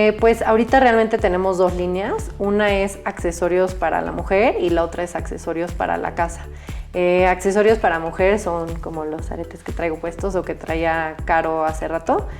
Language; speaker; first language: Spanish; native; Spanish